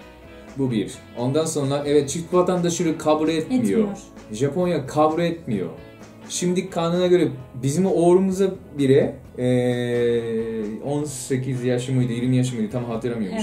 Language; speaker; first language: Turkish; non-native, fluent; Japanese